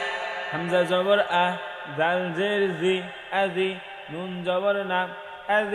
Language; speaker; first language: Arabic; non-native, learner; Bangla